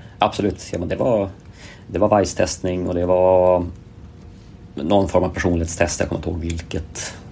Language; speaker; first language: Swedish; native; Swedish